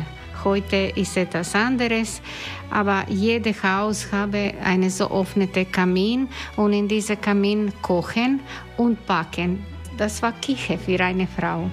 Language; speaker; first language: German; non-native, learner; Croatian